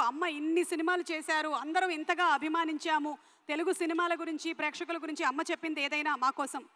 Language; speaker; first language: Telugu; native; Telugu